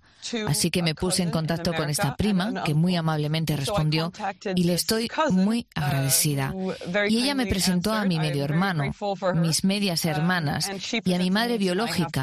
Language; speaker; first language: Spanish; non-native, fluent; French